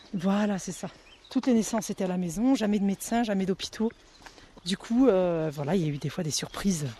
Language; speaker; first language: French; native; French